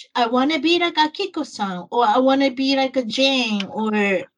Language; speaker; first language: English; non-native, learner; Japanese